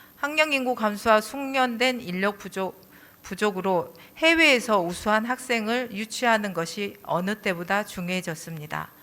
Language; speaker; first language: Korean; native; Korean